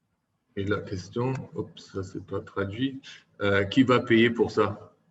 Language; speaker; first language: French; non-native, fluent; German